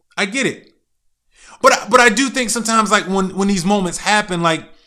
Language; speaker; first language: English; native; English